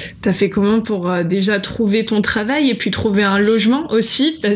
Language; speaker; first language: French; native; French